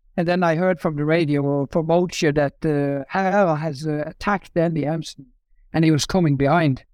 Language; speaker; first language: English; non-native, fluent; Norwegian